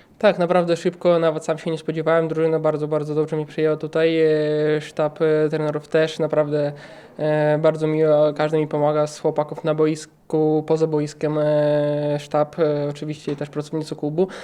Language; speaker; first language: Polish; non-native, fluent; Russian